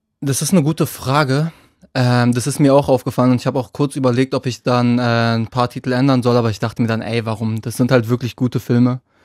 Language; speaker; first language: German; early bilingual, other home language; Arabic